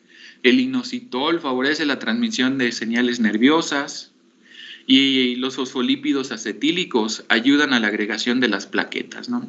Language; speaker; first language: Spanish; native; Spanish